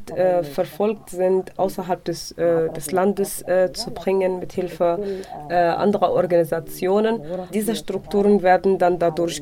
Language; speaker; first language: German; non-native, fluent; Arabic